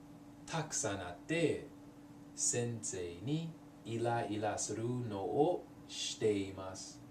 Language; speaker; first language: Japanese; non-native, learner; English